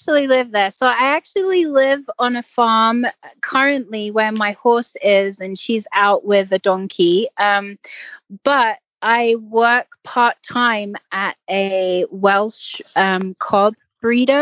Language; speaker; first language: English; native; English